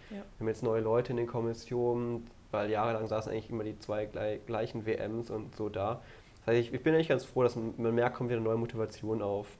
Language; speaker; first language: German; native; German